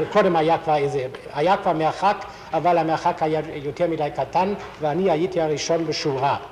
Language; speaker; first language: Hebrew; non-native, fluent; German